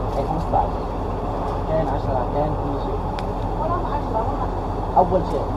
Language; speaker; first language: Arabic; non-native, learner; Malay